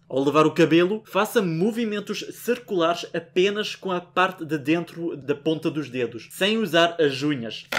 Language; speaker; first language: Portuguese; non-native, fluent; French